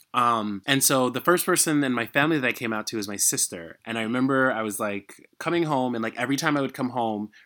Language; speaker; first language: English; native; English